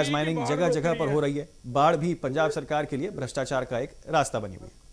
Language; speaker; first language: Hindi; native; Hindi